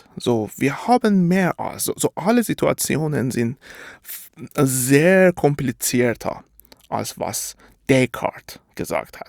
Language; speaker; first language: German; non-native, fluent; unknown